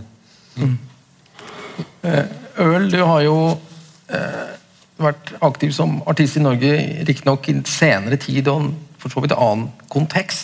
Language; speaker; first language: Norwegian; native; Norwegian